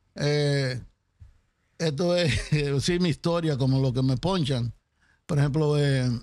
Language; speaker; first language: Spanish; native; Spanish